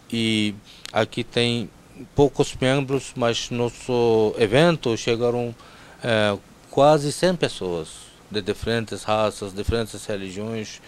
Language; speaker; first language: Portuguese; non-native, fluent; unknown